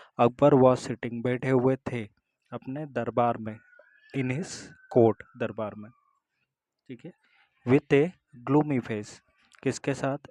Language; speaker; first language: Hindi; native; Hindi